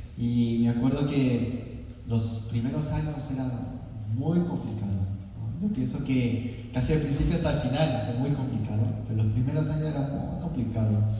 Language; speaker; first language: Spanish; early bilingual, other home language; Korean